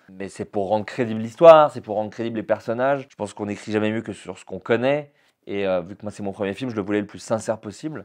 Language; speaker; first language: French; native; French